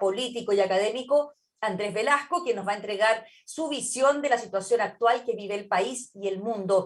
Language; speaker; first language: Spanish; native; Spanish